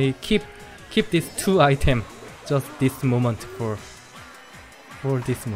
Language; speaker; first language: English; non-native, learner; Korean